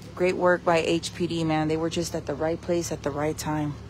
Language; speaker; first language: English; early bilingual, other home language; Spanish